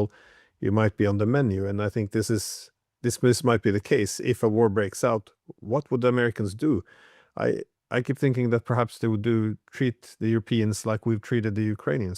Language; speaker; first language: English; non-native, fluent; Norwegian